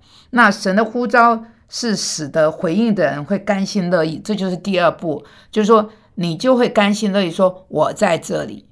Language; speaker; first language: Chinese; non-native, fluent; Korean